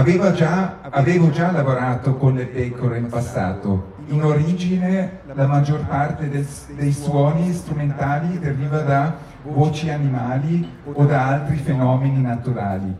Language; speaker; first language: Italian; native; Italian